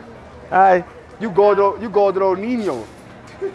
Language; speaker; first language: Spanish; non-native, learner; English